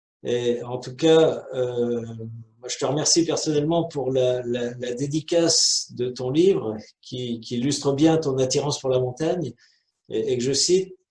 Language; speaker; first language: French; native; French